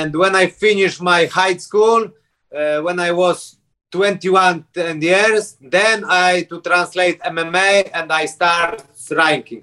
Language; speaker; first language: English; non-native, learner; Polish